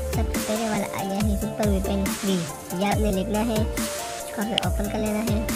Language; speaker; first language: Urdu; non-native, local second language; Punjabi